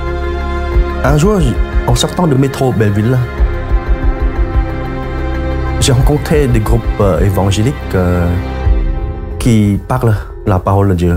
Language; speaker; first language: French; non-native, learner; Khmer